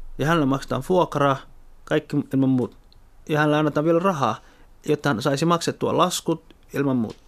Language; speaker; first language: Finnish; early bilingual, other home language; Somali